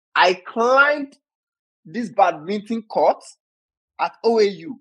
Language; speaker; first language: English; non-native, local second language; Yoruba